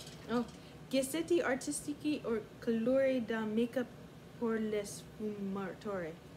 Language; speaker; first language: Italian; non-native, learner; English